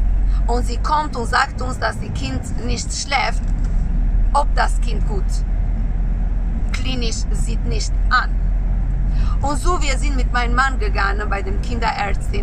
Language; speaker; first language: German; non-native, learner; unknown